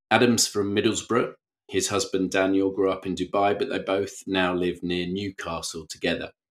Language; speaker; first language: English; native; English